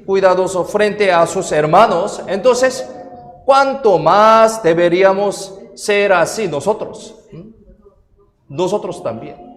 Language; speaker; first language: Spanish; non-native, fluent; Korean